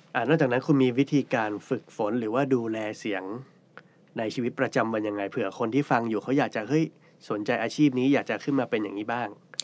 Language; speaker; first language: Thai; native; Thai